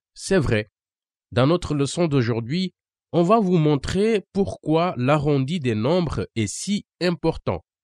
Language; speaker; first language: French; non-native, local second language; Wolof